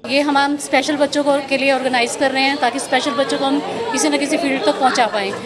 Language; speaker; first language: Hindi; native; Hindi